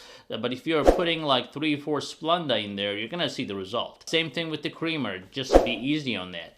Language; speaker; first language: English; non-native, fluent; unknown